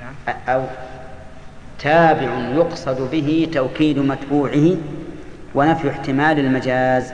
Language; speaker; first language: Arabic; native; Arabic